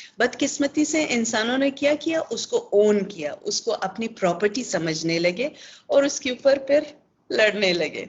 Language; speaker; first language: Urdu; non-native, local second language; Pashto